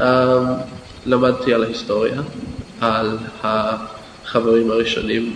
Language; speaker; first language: Hebrew; non-native, fluent; English